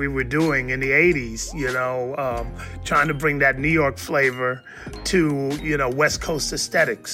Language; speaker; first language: English; native; English